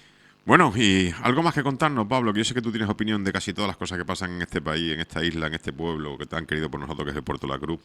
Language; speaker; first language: Spanish; native; Spanish